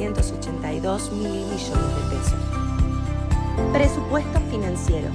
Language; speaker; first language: Spanish; native; Spanish